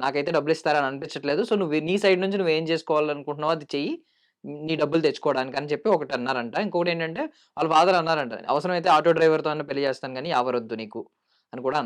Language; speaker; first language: Telugu; native; Telugu